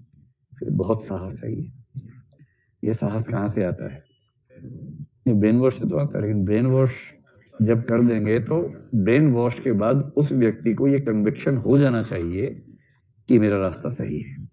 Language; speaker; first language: Hindi; native; Hindi